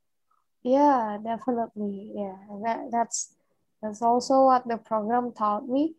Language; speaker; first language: English; non-native, fluent; Indonesian